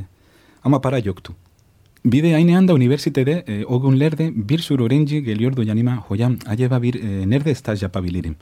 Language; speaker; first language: Turkish; non-native, fluent; Spanish